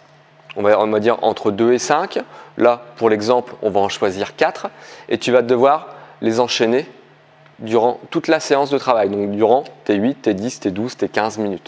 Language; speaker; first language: French; native; French